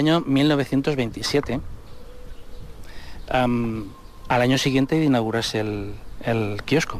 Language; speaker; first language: Spanish; native; Spanish